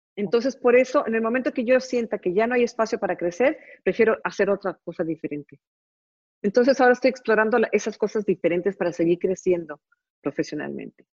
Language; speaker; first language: Spanish; early bilingual, heritage; Spanish